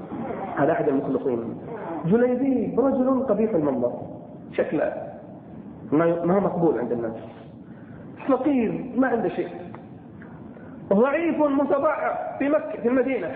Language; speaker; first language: Arabic; native; Arabic